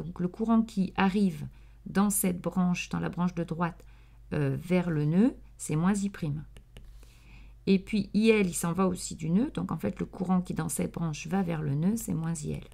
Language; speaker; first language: French; native; French